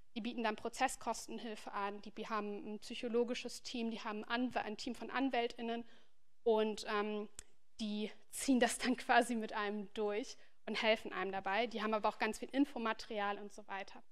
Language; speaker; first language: German; native; German